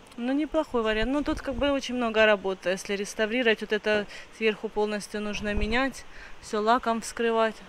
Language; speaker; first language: Russian; native; Russian